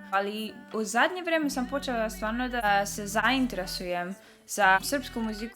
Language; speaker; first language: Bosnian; early bilingual, heritage; Dutch